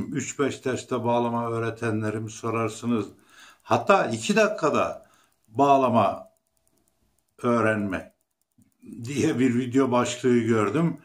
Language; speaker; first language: Turkish; native; Turkish